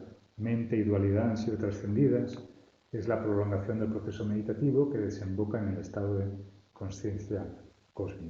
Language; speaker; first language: Spanish; native; Spanish